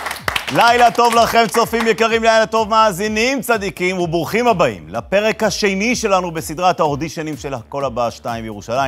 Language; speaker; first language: Hebrew; native; Hebrew